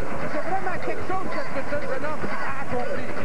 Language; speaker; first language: French; native; French